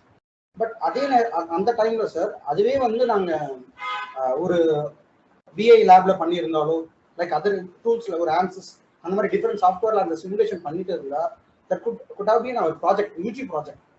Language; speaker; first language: Tamil; native; Tamil